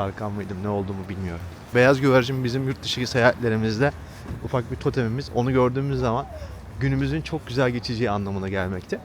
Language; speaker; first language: Turkish; native; Turkish